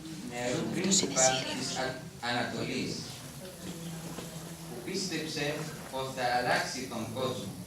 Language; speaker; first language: Greek; non-native, learner; Arabic